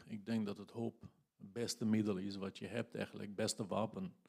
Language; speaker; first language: Dutch; non-native, fluent; Kurdish